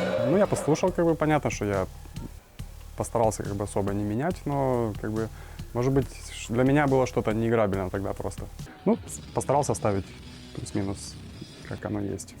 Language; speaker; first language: Russian; native; Russian